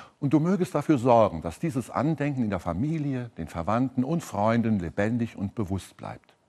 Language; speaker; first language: German; native; German